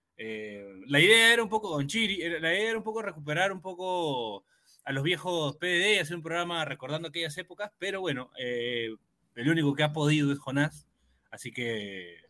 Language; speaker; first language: Spanish; native; Spanish